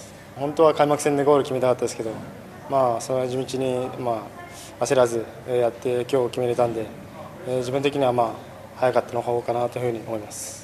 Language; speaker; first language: Japanese; native; Japanese